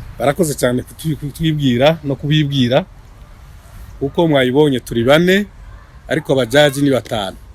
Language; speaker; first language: Kinyarwanda; native; Kinyarwanda